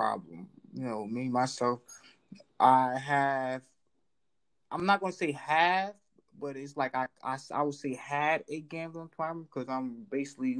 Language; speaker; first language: English; native; English